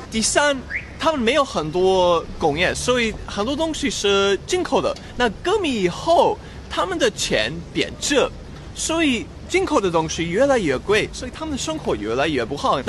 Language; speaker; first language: Chinese; non-native, fluent; English